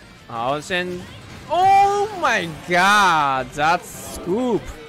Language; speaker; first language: English; non-native, learner; Chinese